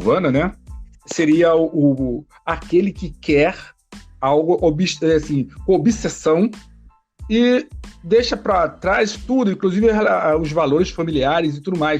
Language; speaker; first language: Portuguese; native; Portuguese